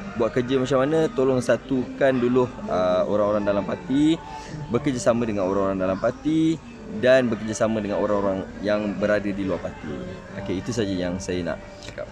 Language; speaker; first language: Malay; native; Malay